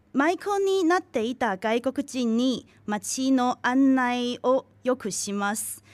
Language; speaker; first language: Japanese; non-native, fluent; Chinese